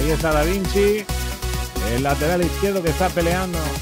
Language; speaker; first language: Spanish; native; Spanish